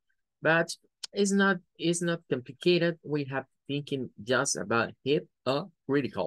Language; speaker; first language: English; non-native, fluent; Spanish